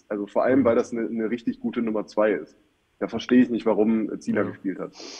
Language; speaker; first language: German; native; German